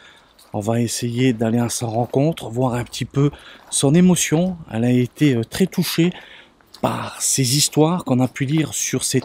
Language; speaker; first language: French; native; French